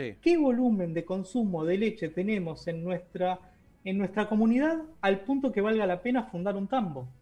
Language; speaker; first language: Spanish; native; Spanish